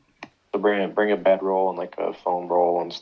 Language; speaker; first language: English; native; English